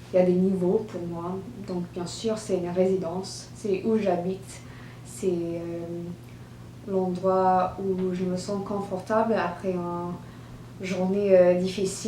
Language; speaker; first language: French; non-native, fluent; English